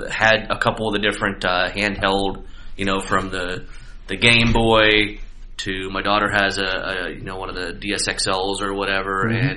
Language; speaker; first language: English; native; English